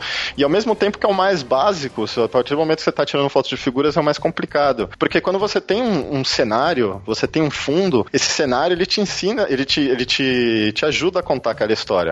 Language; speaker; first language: Portuguese; native; Portuguese